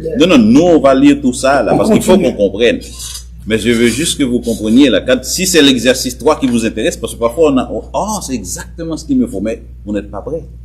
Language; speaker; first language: French; native; French